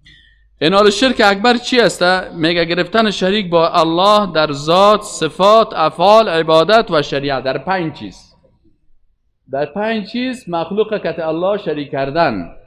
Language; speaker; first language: Persian; native; Persian